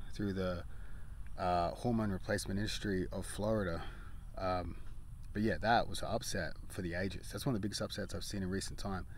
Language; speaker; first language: English; native; English